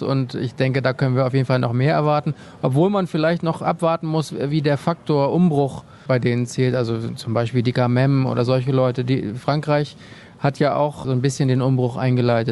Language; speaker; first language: German; native; German